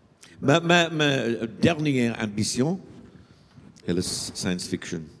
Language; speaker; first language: French; non-native, learner; English